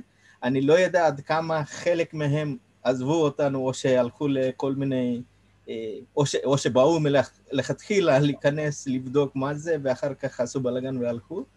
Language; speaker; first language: Hebrew; non-native, fluent; Telugu